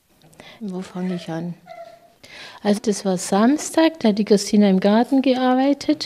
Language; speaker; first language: German; native; German